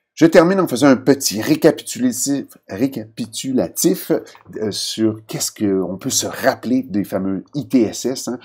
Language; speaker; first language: French; native; French